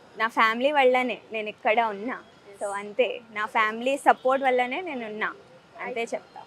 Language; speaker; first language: Telugu; early bilingual, heritage; Telugu